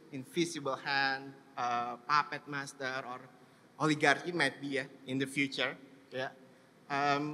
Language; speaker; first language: Indonesian; native; Indonesian